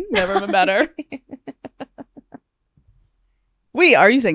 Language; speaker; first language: English; native; English